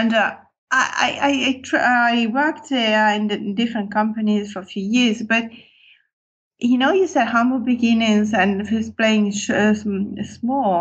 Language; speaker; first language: English; non-native, fluent; Italian